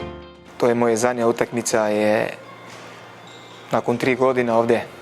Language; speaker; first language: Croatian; non-native, learner; Arabic